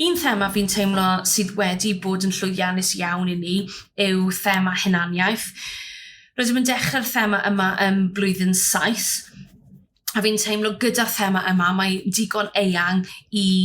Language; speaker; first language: Welsh; native; Welsh